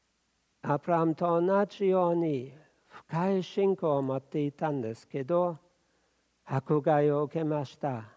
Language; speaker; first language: Japanese; non-native, fluent; German